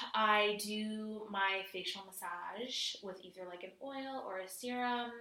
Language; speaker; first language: English; native; English